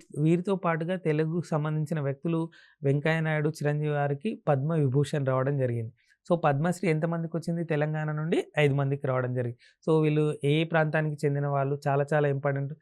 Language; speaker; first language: Telugu; native; Telugu